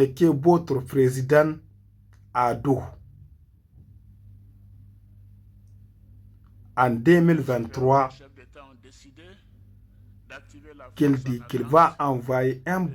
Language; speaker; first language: French; non-native, local second language; Hausa